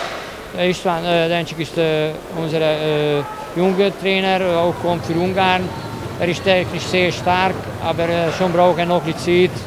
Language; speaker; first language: German; non-native, learner; Hungarian